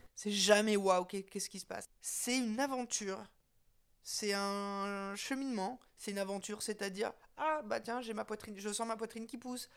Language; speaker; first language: French; native; French